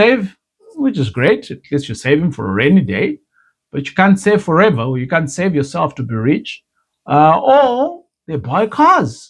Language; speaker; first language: English; non-native, local second language; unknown